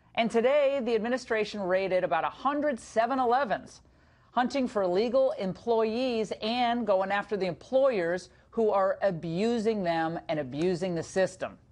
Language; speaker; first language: English; native; English